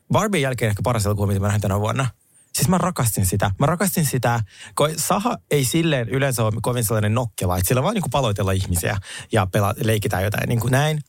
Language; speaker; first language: Finnish; non-native, fluent; Russian